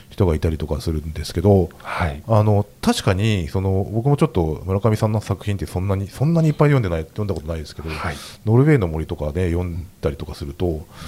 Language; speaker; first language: Japanese; native; Japanese